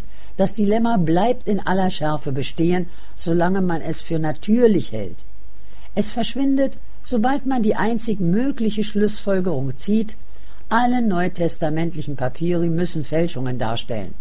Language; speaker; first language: German; native; German